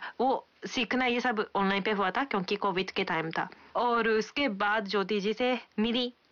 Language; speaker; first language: Hindi; non-native, fluent; Japanese